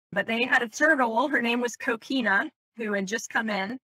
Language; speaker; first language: English; native; English